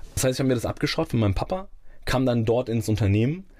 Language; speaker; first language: German; native; German